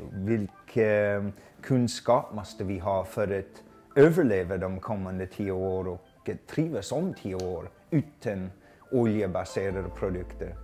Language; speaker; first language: Swedish; non-native, fluent; English